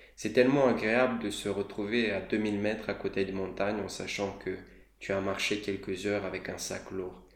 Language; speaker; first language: French; non-native, fluent; Romanian